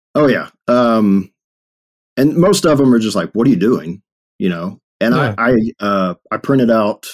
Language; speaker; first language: English; native; English